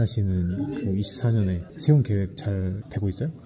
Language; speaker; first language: Korean; native; Korean